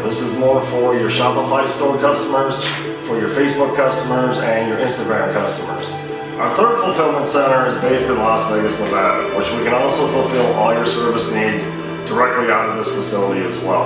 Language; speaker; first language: English; native; English